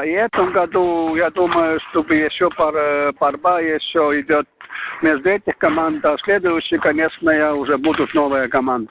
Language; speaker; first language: Russian; non-native, learner; Estonian